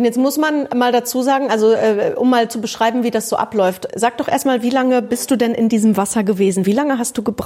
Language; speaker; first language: German; native; German